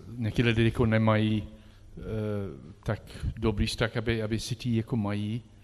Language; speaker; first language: Czech; non-native, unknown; English